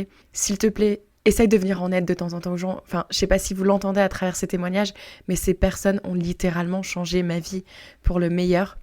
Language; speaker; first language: French; native; French